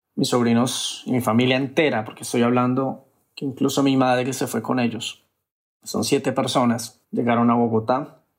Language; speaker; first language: Spanish; native; Spanish